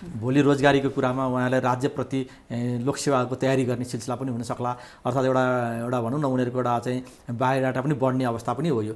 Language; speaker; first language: Nepali; native; Nepali